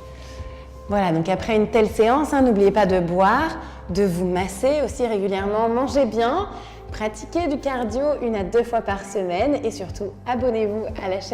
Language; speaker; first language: French; native; French